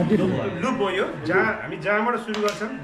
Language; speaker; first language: Nepali; native; Nepali